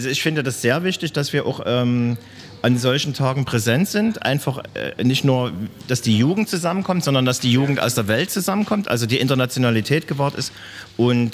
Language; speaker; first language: German; native; German